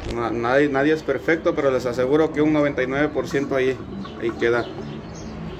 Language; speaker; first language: Spanish; native; Spanish